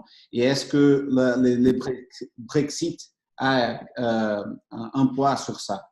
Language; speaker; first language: French; non-native, fluent; Portuguese